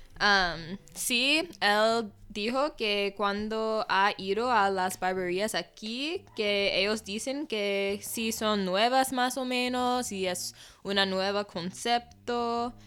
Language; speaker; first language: Spanish; non-native, fluent; English